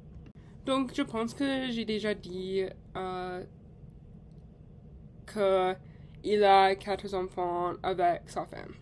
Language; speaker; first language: French; non-native, learner; English